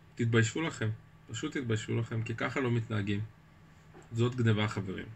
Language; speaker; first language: Hebrew; early bilingual, other home language; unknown